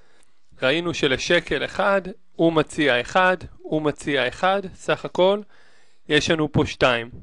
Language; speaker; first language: Hebrew; native; Hebrew